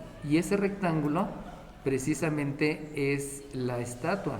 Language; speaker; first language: Spanish; native; Spanish